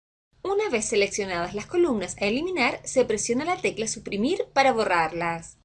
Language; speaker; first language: Spanish; native; Spanish